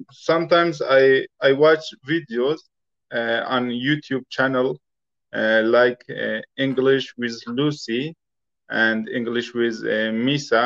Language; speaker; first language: English; non-native, fluent; Persian